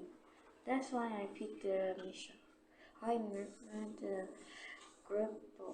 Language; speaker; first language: English; non-native, learner; Korean